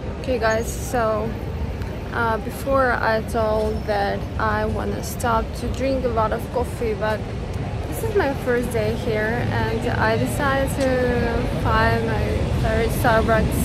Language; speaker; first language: English; non-native, learner; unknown